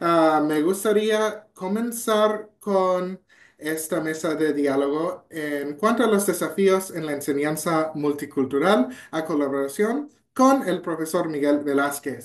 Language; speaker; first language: Spanish; non-native, fluent; English